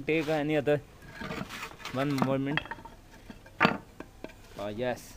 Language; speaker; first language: English; non-native, local second language; Hindi